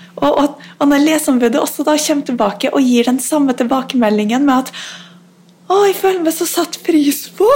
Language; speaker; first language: Norwegian; native; Norwegian